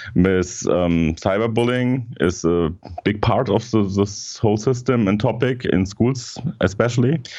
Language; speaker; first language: English; non-native, fluent; German